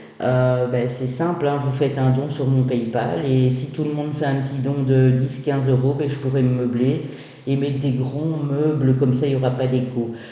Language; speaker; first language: French; native; French